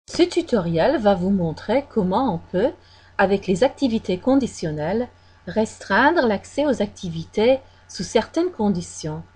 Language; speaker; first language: French; non-native, fluent; English